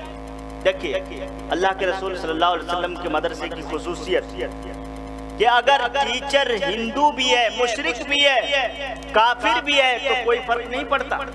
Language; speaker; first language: Urdu; native; Urdu